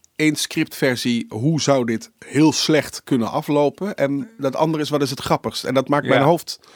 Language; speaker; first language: Dutch; native; Dutch